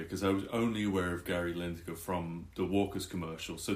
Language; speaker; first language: English; native; English